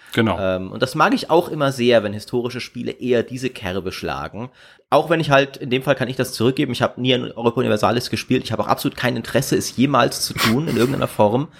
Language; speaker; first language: German; native; German